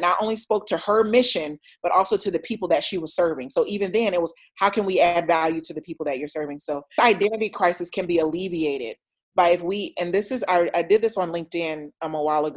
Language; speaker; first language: English; native; English